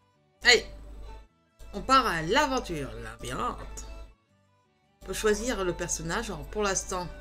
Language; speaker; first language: French; native; French